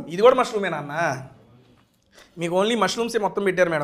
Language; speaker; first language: Telugu; native; Telugu